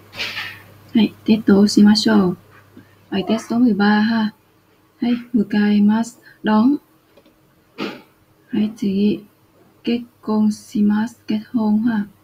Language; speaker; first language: Japanese; non-native, fluent; Vietnamese